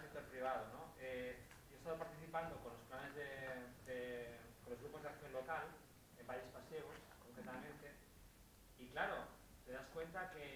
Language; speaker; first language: Spanish; native; Spanish